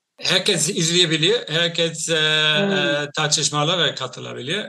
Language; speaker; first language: Turkish; non-native, fluent; Dutch